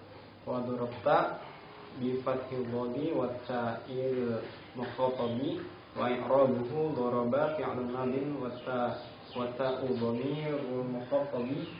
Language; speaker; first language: Arabic; non-native, learner; Indonesian